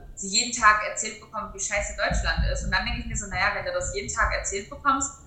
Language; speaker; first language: German; native; German